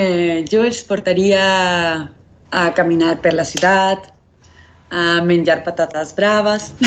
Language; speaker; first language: Catalan; non-native, learner; Spanish